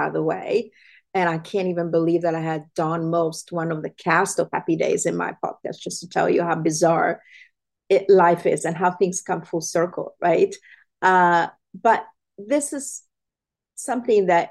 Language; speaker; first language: English; non-native, fluent; Italian